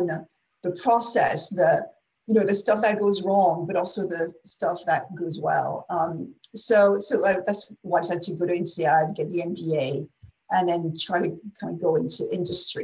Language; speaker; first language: English; non-native, fluent; French